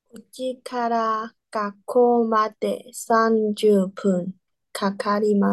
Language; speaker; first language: Japanese; non-native, learner; Chinese